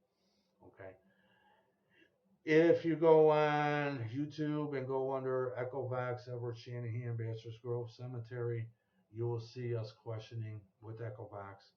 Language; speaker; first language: English; native; English